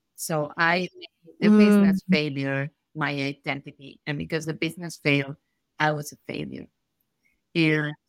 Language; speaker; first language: English; non-native, fluent; Spanish